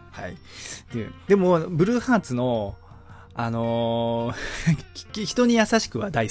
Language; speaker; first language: Japanese; native; Japanese